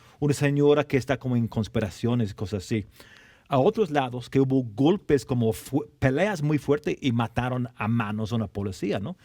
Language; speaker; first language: Spanish; non-native, fluent; English